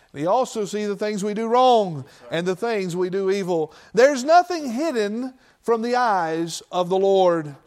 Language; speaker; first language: English; native; English